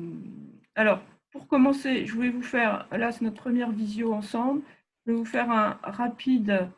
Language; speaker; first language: French; native; French